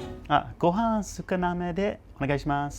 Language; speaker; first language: Japanese; non-native, learner; English